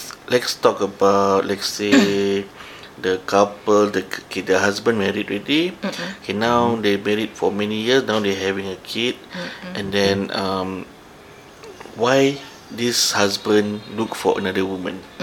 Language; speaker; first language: English; non-native, local second language; Malay